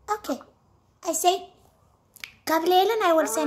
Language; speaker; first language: English; non-native, learner; Amharic